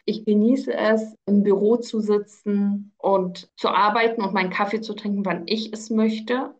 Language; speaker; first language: German; early bilingual, other home language; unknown